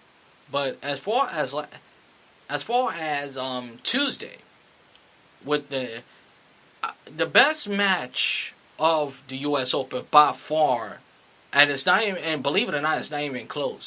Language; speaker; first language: English; native; English